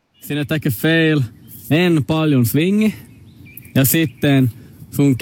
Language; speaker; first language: Finnish; non-native, local second language; Swedish